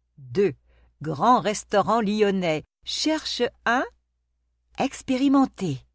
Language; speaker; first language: French; non-native, local second language; Arabic